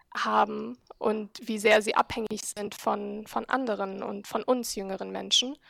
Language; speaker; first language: German; non-native, fluent; Arabic